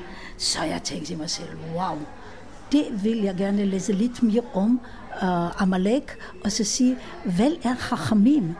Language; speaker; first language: Danish; non-native, fluent; Hebrew